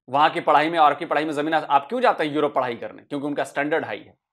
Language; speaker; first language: Hindi; native; Hindi